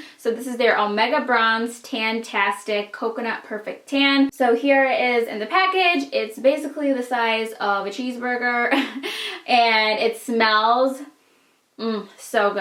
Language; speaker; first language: English; native; English